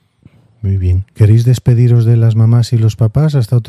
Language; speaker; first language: Spanish; native; Spanish